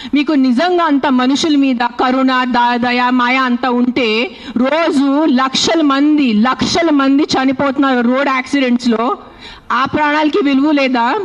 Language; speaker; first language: Telugu; non-native, fluent; Marathi